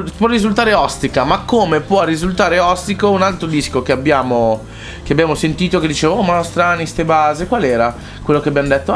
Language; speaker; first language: Italian; native; Italian